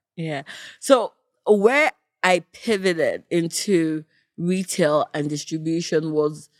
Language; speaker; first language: English; non-native, local second language; Yoruba